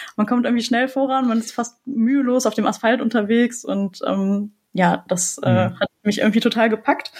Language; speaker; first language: German; native; German